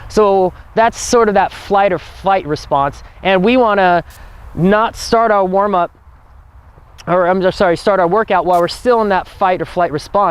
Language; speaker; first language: English; native; English